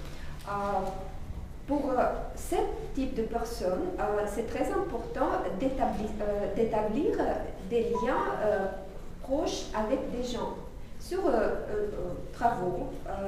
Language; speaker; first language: French; non-native, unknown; Russian